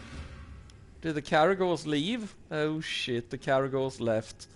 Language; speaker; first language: English; native; English